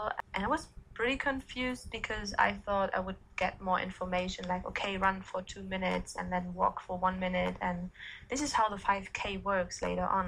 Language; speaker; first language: English; non-native, fluent; German